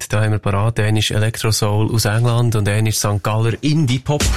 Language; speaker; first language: German; native; German